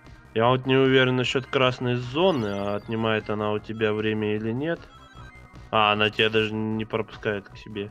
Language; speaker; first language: Russian; native; Russian